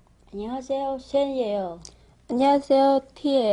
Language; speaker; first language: Korean; non-native, learner; Vietnamese